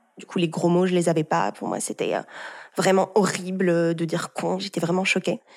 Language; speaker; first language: French; early bilingual, heritage; French